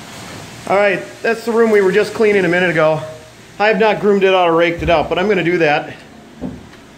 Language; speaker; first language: English; native; English